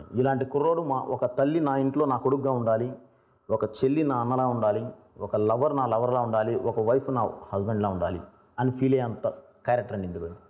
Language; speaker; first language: Telugu; native; Telugu